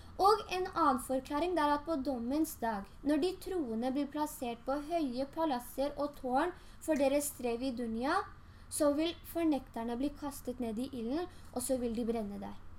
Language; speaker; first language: Norwegian; early bilingual, other home language; Urdu